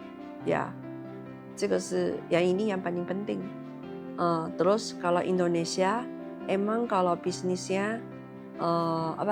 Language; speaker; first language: Indonesian; non-native, learner; Chinese